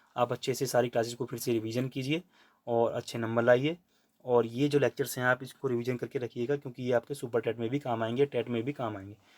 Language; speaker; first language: Hindi; native; Hindi